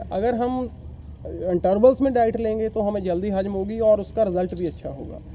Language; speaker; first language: Hindi; non-native, local second language; Punjabi